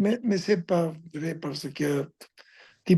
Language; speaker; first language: French; non-native, fluent; Spanish